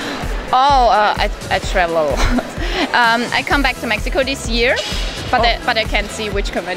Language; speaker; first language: English; non-native, fluent; German